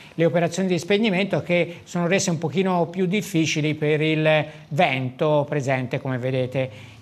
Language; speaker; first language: Italian; native; Italian